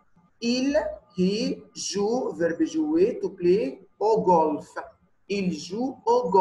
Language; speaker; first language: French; non-native, fluent; Arabic